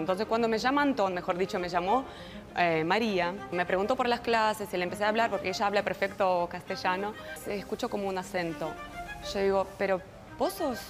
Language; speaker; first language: Spanish; non-native, fluent; Ukrainian